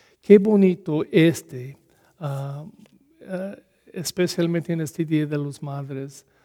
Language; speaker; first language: Spanish; non-native, learner; English